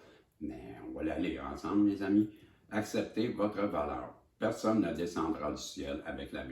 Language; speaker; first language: French; native; French